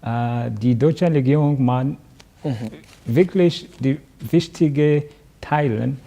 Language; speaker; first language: German; non-native, learner; Kinyarwanda